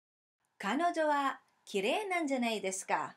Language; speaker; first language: Japanese; non-native, fluent; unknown